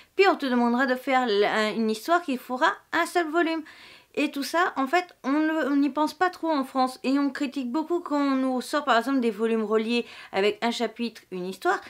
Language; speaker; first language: French; native; French